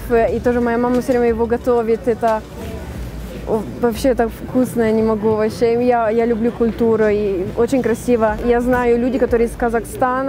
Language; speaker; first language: Russian; early bilingual, heritage; Russian